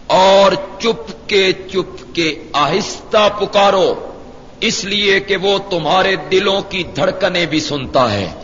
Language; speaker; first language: Urdu; non-native, local second language; Punjabi